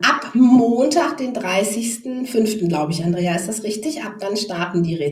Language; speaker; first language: German; native; German